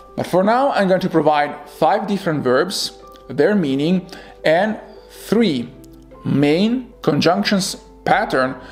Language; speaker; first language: English; non-native, fluent; Italian